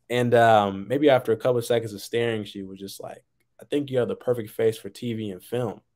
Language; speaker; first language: English; native; English